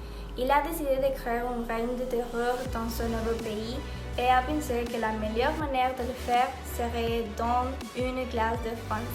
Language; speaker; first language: French; non-native, learner; Spanish